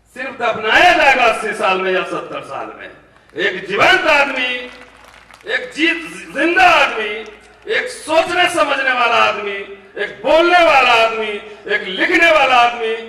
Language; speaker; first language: Hindi; native; Hindi